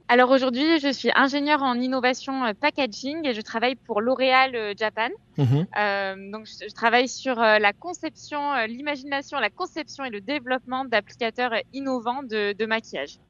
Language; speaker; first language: French; native; French